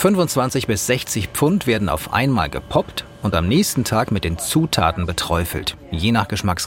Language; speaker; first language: German; native; German